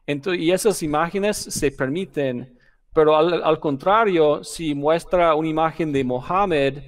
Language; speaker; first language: Spanish; non-native, fluent; English